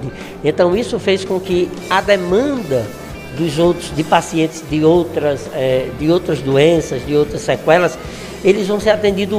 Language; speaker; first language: Portuguese; native; Portuguese